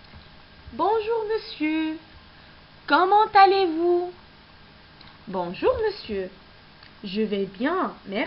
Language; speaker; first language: French; non-native, local second language; Arabic